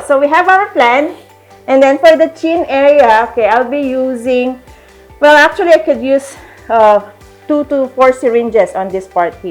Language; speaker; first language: English; non-native, local second language; Filipino